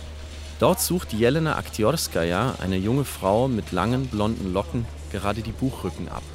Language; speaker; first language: German; native; German